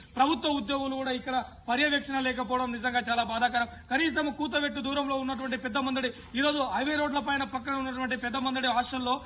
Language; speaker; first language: Telugu; non-native, local second language; Lambadi